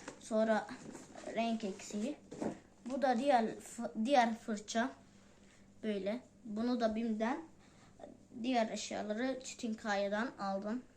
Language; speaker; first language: Turkish; non-native, learner; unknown